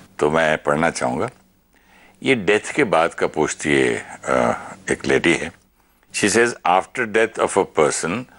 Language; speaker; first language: Hindi; native; Hindi